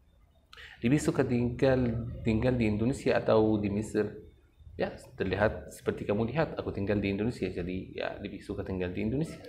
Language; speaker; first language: Indonesian; non-native, fluent; Arabic